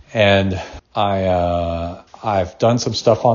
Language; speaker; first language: English; native; English